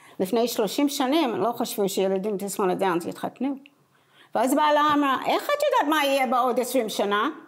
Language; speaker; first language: Hebrew; non-native, fluent; English